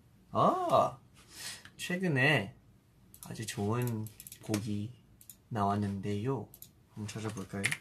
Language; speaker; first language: Korean; early bilingual, heritage; Korean